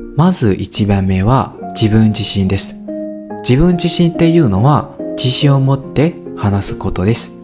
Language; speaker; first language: Japanese; non-native, learner; Burmese